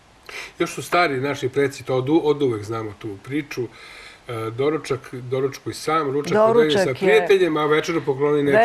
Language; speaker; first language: Croatian; native; Croatian